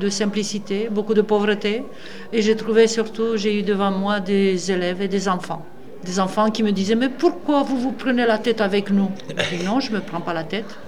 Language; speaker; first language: French; non-native, fluent; Romanian